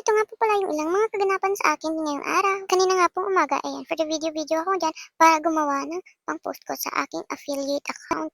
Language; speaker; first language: Filipino; non-native, local second language; Bikol